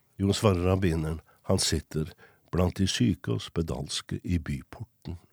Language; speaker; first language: Norwegian; native; Norwegian